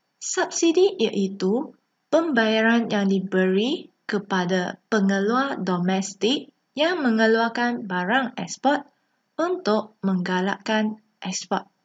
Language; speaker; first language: Malay; non-native, local second language; Chinese